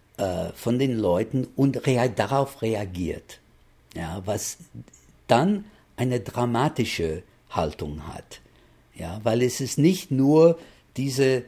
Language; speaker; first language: German; non-native, fluent; English